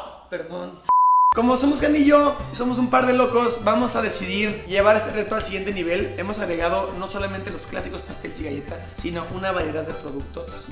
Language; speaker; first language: Spanish; native; Spanish